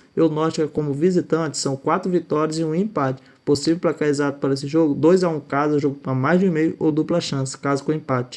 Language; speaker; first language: Portuguese; native; Portuguese